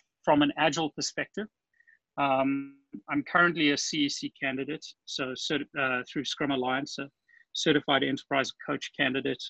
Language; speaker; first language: English; native; English